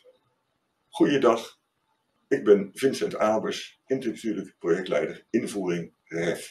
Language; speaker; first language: Dutch; native; Dutch